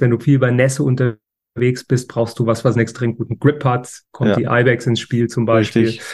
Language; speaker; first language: German; native; German